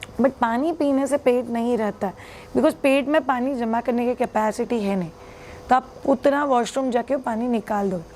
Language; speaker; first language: Hindi; non-native, local second language; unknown